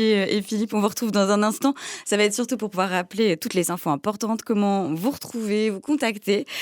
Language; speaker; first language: French; native; French